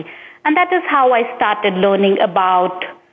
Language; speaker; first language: English; non-native, local second language; Hindi